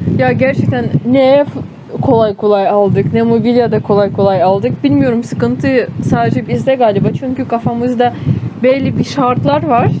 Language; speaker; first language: Turkish; non-native, fluent; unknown